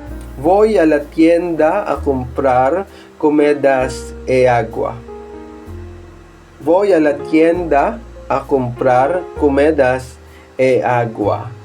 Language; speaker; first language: Spanish; non-native, fluent; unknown